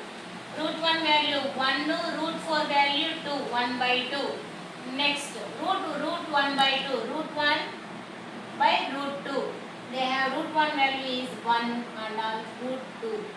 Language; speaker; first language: English; non-native, local second language; Telugu